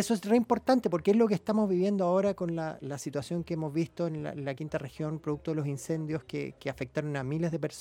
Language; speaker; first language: Spanish; native; Spanish